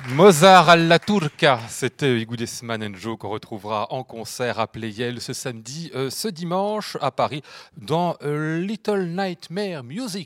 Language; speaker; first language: French; native; French